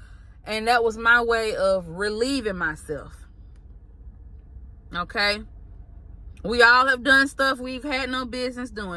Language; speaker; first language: English; native; English